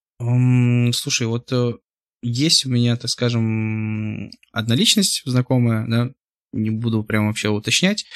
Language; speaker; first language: Russian; native; Russian